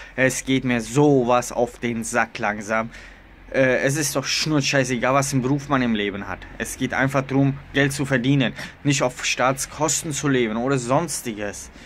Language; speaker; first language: German; early bilingual, other home language; Italian